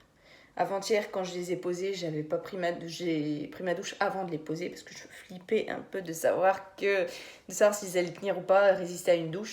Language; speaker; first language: French; native; French